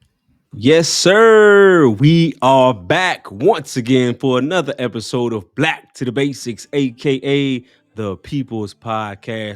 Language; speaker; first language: English; native; English